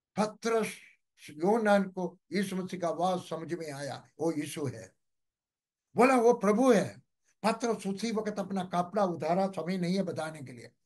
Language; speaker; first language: Hindi; non-native, local second language; Malayalam